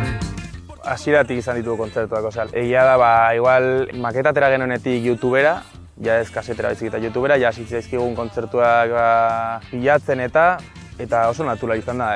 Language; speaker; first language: Basque; native; Basque